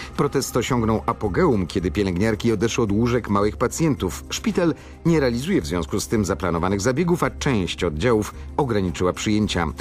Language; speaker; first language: Polish; native; Polish